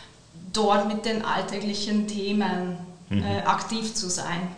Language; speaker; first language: German; non-native, fluent; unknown